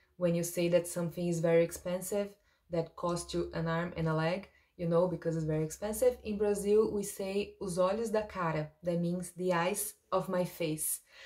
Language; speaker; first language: English; non-native, fluent; Portuguese